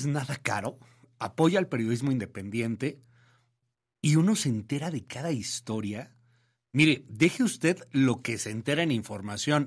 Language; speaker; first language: Spanish; native; Spanish